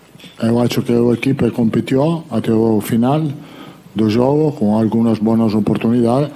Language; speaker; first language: Portuguese; non-native, learner; Italian